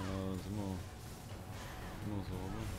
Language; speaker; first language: German; native; German